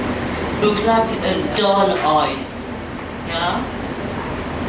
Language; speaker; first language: English; non-native, learner; Persian